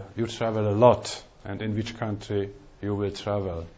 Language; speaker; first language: English; non-native, fluent; Hungarian